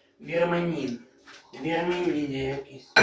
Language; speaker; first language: Ukrainian; non-native, local second language; Russian